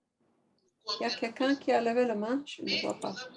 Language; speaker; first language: French; non-native, fluent; English